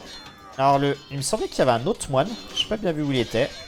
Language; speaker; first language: French; native; French